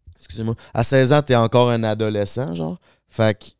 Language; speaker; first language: French; native; French